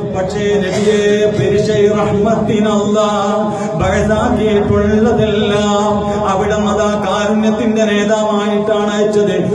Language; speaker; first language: Malayalam; native; Malayalam